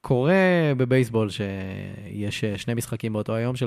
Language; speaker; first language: Hebrew; native; Hebrew